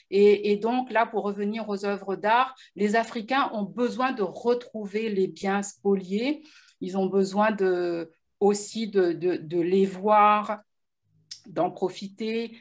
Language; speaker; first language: French; native; French